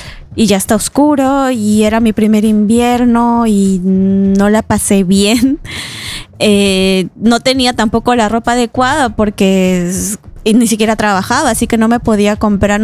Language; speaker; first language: Spanish; native; Spanish